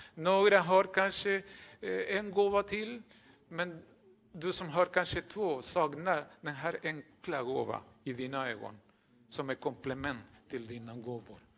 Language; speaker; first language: Swedish; non-native, fluent; Spanish